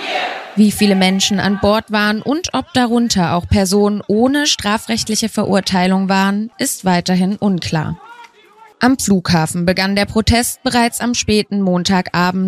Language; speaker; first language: German; native; German